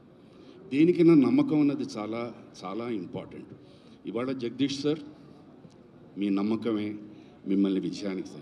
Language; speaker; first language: Telugu; native; Telugu